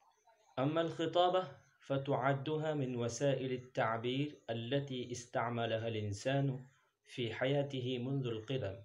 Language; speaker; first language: Arabic; non-native, fluent; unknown